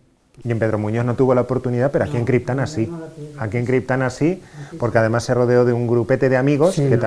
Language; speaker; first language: Spanish; native; Spanish